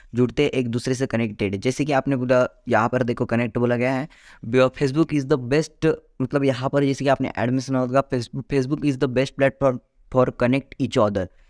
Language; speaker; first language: Hindi; non-native, local second language; Marathi